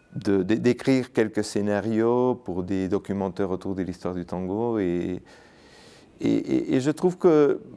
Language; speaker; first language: French; non-native, fluent; Spanish